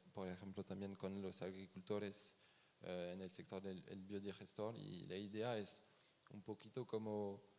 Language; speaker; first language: Spanish; non-native, fluent; French